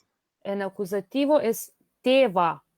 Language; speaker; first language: Spanish; non-native, fluent; Lithuanian